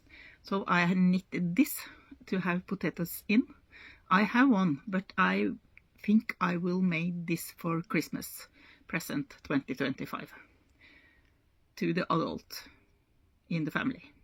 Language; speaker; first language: English; non-native, learner; Norwegian